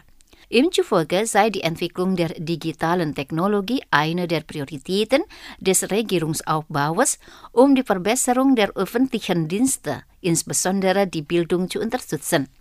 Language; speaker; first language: German; non-native, fluent; Indonesian